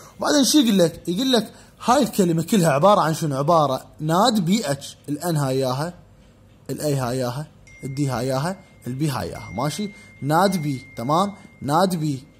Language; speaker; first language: Arabic; native; Arabic